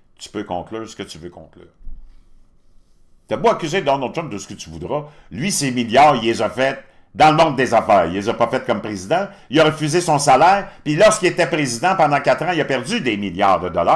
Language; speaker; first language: French; native; French